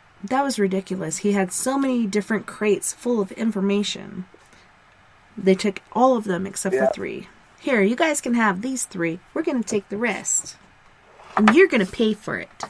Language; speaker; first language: English; native; English